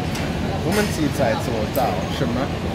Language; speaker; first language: Chinese; non-native, learner; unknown